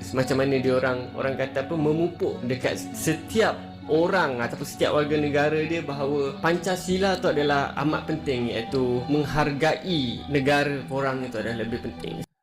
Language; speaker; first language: Malay; native; Malay